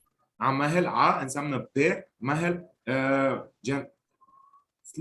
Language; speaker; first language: Romanian; non-native, fluent; Arabic